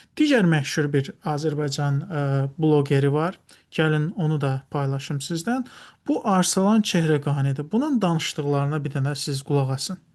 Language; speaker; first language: Azerbaijani; non-native, local second language; Talysh